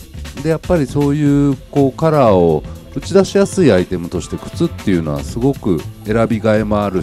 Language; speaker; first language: Japanese; native; Japanese